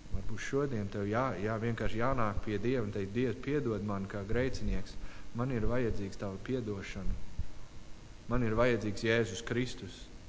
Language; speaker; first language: Latvian; non-native, learner; English